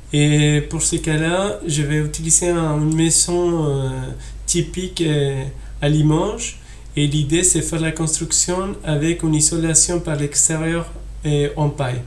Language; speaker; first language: French; non-native, fluent; Spanish